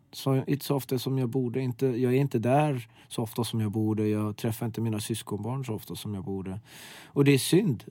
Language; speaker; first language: Swedish; early bilingual, other home language; Persian